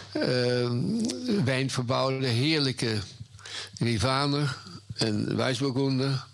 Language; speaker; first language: Dutch; native; Dutch